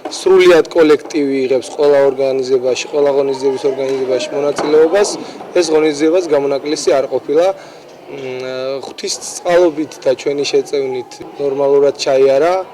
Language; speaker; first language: Georgian; native; Georgian